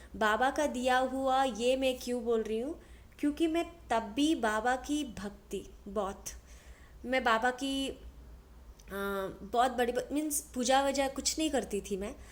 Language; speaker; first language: Hindi; non-native, local second language; Telugu